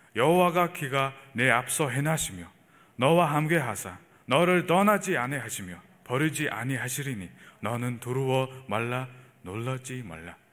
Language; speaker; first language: Korean; non-native, fluent; Mongolian